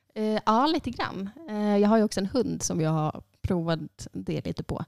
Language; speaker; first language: Swedish; native; Swedish